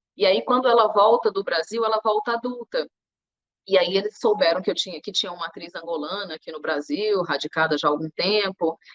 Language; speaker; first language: Portuguese; native; Portuguese